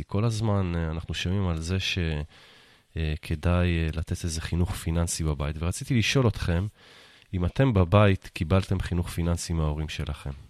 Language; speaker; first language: Hebrew; native; Hebrew